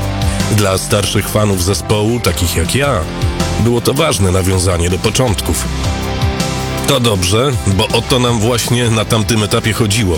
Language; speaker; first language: Polish; native; Polish